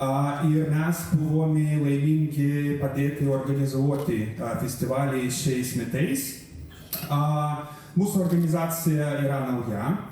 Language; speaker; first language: Lithuanian; non-native, learner; Belarusian